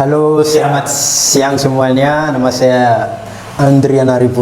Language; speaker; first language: Indonesian; non-native, fluent; Malagasy